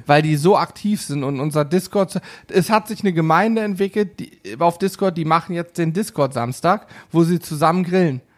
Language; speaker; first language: German; native; German